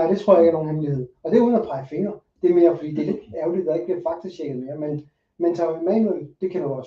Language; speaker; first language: Danish; non-native, local second language; Kalaallisut